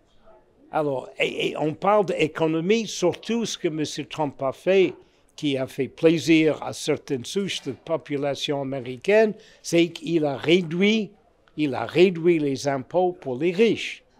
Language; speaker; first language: French; non-native, fluent; English